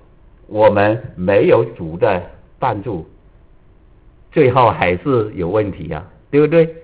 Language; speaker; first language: Chinese; native; Chinese